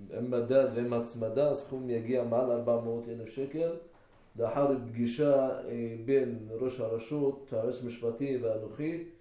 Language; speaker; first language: Hebrew; non-native, local second language; Arabic